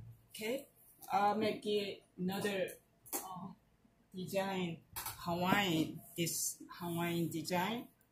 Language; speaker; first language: English; non-native, learner; Korean